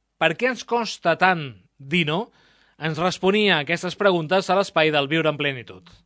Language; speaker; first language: Catalan; native; Catalan